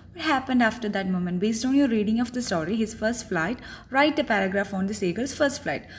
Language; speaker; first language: English; non-native, local second language; Malayalam